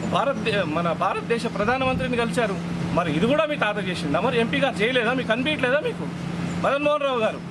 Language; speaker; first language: Telugu; native; Telugu